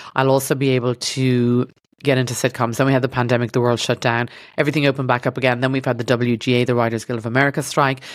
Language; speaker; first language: English; native; English